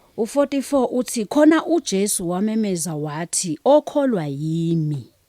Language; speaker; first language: Zulu; native; Zulu